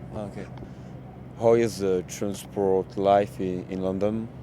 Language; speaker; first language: English; non-native, learner; French